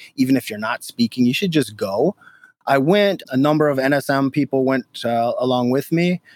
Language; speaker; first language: English; native; English